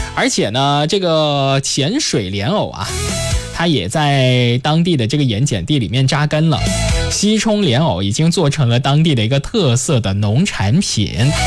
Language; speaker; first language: Chinese; native; Chinese